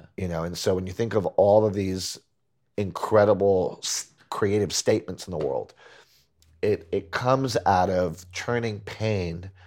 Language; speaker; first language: English; early bilingual, other home language; Spanish